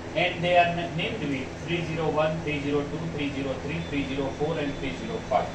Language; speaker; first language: English; non-native, local second language; Gujarati